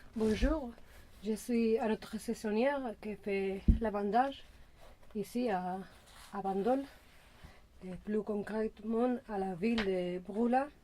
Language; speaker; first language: French; non-native, fluent; Spanish